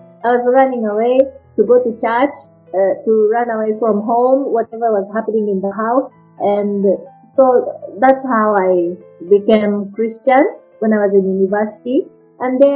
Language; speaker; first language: English; non-native, fluent; Japanese